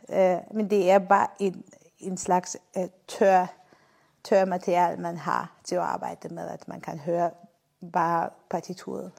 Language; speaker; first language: Danish; non-native, fluent; Armenian